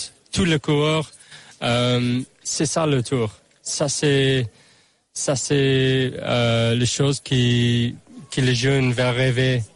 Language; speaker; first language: French; non-native, learner; English